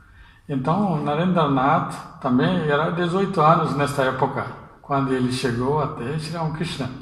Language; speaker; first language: Portuguese; non-native, fluent; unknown